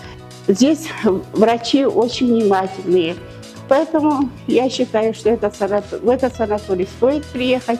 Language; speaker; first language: Russian; non-native, local second language; Kazakh